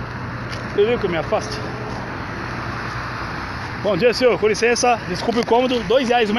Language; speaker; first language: Portuguese; native; Portuguese